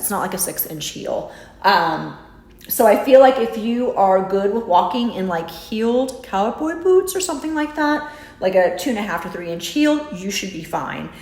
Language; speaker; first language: English; native; English